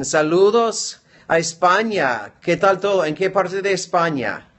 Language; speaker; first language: Spanish; non-native, fluent; English